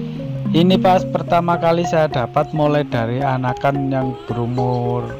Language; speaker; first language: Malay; non-native, local second language; Javanese